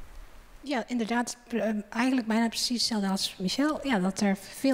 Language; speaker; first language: Dutch; non-native, fluent; Indonesian